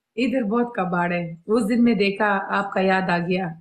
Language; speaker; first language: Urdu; non-native, local second language; Pashto